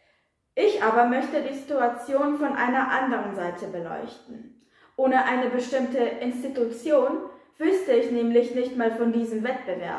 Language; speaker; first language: German; non-native, fluent; Polish